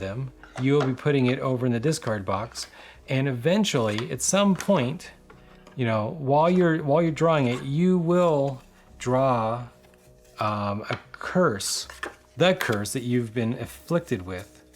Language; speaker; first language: English; native; English